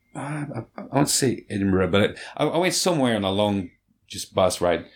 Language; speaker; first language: English; non-native, fluent; Portuguese